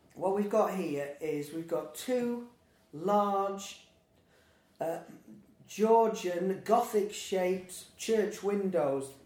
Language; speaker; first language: English; native; English